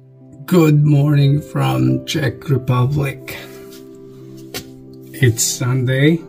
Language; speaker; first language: English; non-native, local second language; Filipino